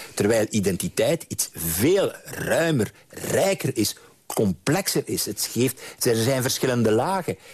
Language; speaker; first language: Dutch; native; Dutch